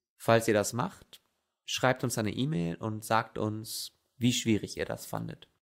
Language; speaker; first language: German; native; German